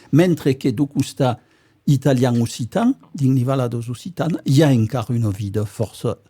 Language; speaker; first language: Occitan; native; Occitan